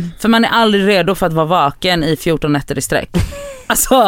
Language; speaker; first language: Swedish; native; Swedish